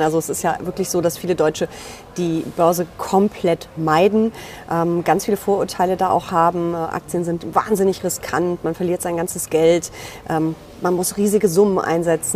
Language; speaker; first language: German; native; German